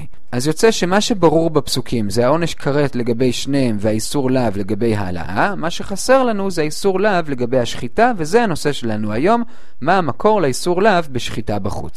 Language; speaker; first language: Hebrew; native; Hebrew